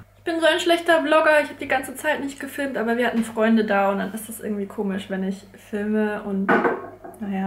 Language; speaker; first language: German; native; German